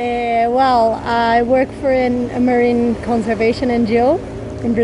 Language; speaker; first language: English; non-native, fluent; Portuguese